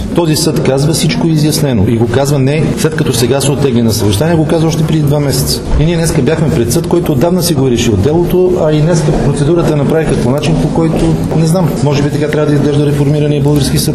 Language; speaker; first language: Bulgarian; native; Bulgarian